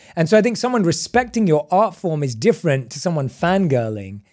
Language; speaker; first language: English; native; English